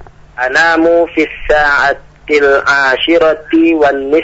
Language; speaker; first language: Arabic; non-native, learner; Indonesian